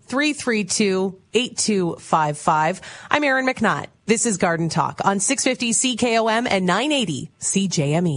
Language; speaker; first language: English; native; English